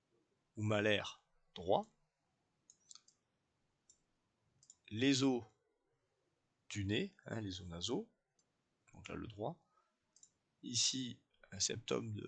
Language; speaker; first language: French; native; French